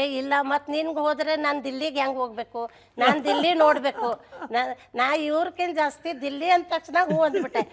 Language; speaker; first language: Kannada; non-native, local second language; Marathi